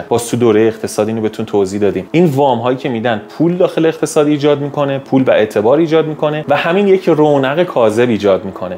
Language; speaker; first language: Persian; native; Persian